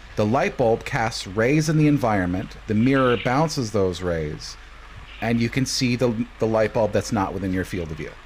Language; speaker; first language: English; native; English